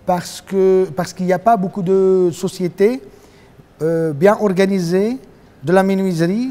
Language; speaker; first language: French; non-native, local second language; Arabic